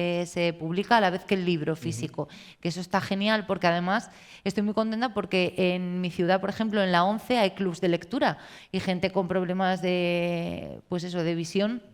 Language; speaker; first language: Spanish; native; Spanish